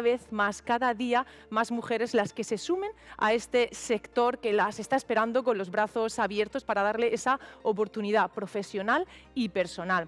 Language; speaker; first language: Spanish; native; Spanish